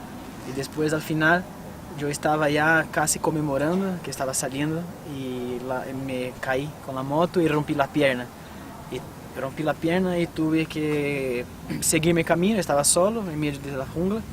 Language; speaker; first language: Spanish; non-native, fluent; Portuguese